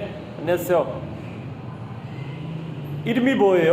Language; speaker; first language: Korean; non-native, fluent; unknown